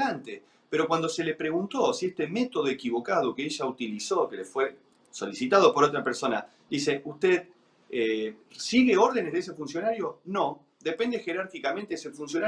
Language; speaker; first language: Spanish; native; Spanish